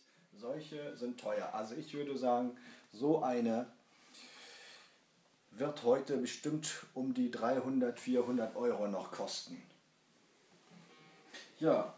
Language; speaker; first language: German; early bilingual, other home language; Kurdish